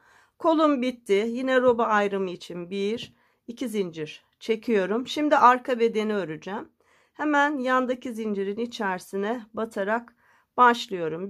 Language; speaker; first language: Turkish; native; Turkish